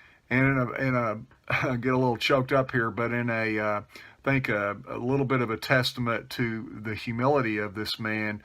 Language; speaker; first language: English; native; English